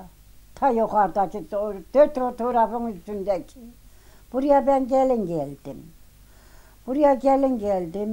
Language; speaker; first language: Turkish; native; Turkish